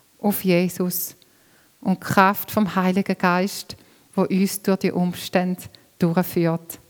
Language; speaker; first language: German; native; German